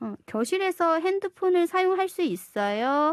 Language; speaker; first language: Korean; non-native, fluent; Chinese